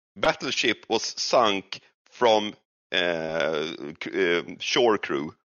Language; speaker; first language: English; non-native, fluent; Swedish